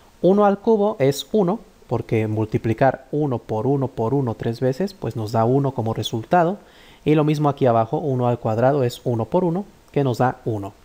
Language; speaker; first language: Spanish; native; Spanish